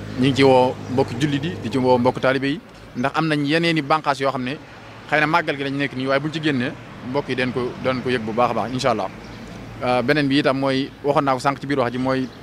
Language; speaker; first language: Wolof; native; Wolof